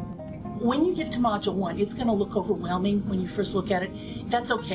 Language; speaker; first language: English; native; English